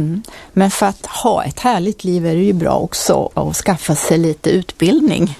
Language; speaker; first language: Swedish; native; Swedish